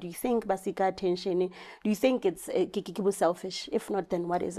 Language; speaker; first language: English; non-native, local second language; Southern Sotho